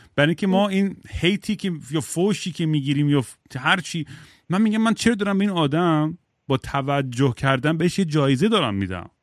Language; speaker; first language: Persian; native; Persian